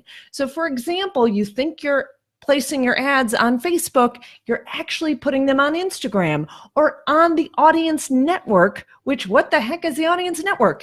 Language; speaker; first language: English; native; English